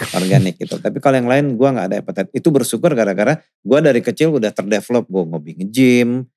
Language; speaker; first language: Indonesian; native; Indonesian